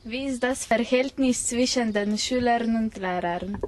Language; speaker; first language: German; non-native, learner; Slovenian